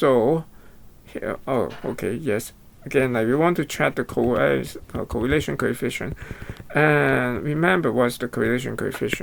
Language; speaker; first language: English; non-native, fluent; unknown